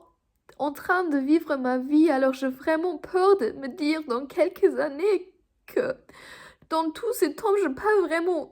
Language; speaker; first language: French; non-native, fluent; German